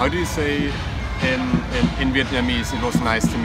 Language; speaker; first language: English; non-native, fluent; German